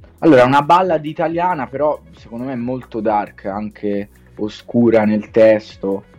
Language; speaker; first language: Italian; native; Italian